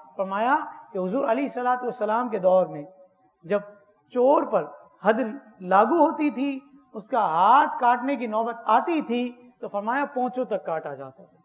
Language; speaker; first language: Urdu; non-native, local second language; Memoni